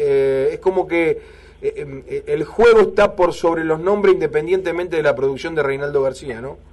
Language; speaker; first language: Spanish; native; Spanish